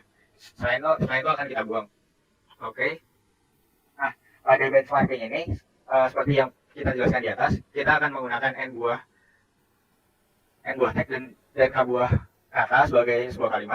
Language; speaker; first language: Indonesian; native; Indonesian